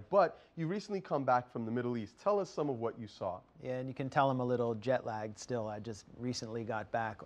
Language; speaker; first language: English; native; English